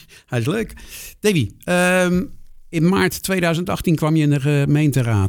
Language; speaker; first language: Dutch; native; Dutch